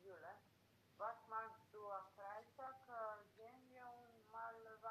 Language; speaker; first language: German; non-native, learner; Macedonian